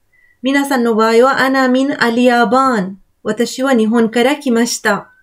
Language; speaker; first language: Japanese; non-native, fluent; Arabic